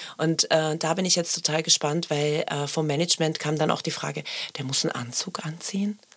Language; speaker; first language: German; early bilingual, other home language; Persian